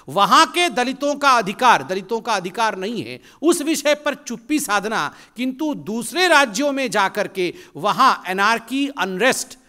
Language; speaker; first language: Hindi; native; Hindi